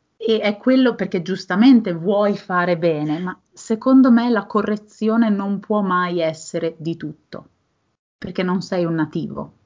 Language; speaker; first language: Italian; native; Italian